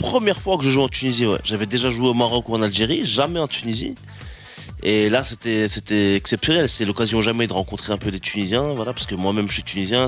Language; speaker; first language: French; native; French